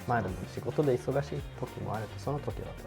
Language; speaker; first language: Japanese; non-native, fluent; Swedish